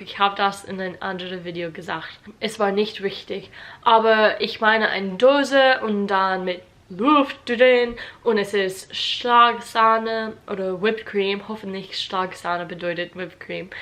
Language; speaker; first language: German; non-native, learner; English